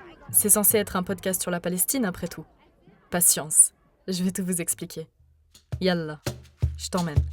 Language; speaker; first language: French; native; French